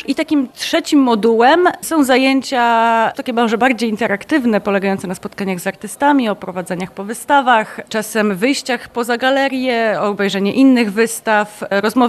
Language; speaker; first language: Polish; native; Polish